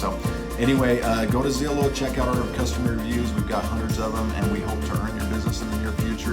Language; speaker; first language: English; native; English